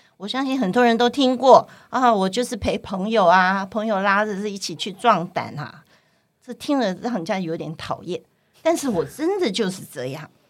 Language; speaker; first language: Chinese; non-native, local second language; Cantonese